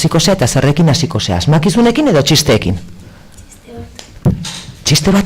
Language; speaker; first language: Basque; native; Basque